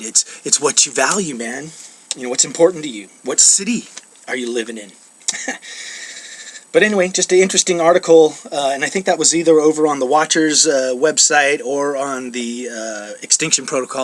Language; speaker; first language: English; native; English